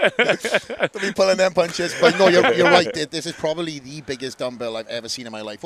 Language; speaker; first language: English; native; English